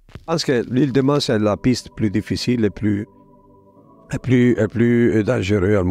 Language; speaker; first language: French; non-native, fluent; Italian